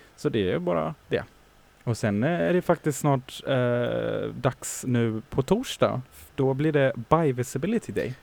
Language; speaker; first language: Swedish; non-native, fluent; German